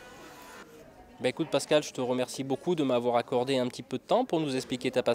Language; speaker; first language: French; native; French